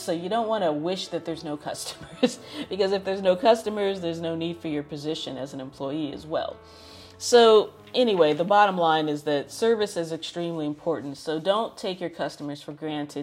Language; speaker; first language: English; native; English